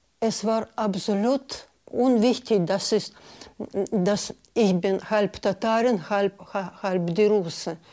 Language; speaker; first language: German; non-native, learner; Russian